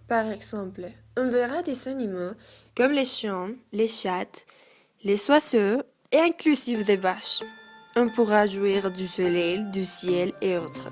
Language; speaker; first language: French; non-native, learner; Spanish